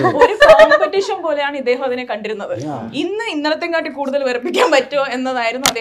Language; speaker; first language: Malayalam; early bilingual, heritage; Malayalam